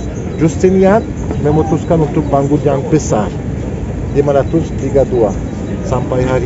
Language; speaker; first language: Indonesian; non-native, learner; Turkish